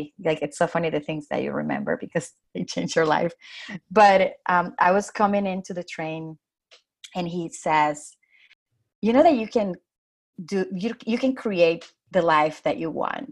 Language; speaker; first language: English; non-native, fluent; Spanish